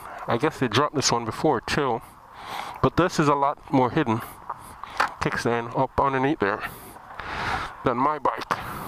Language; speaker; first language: English; native; English